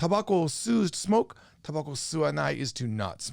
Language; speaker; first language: Japanese; non-native, fluent; English